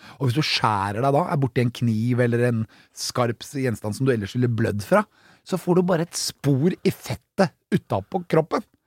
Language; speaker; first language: Norwegian; native; Norwegian